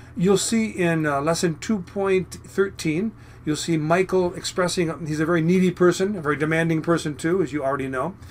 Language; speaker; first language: English; native; English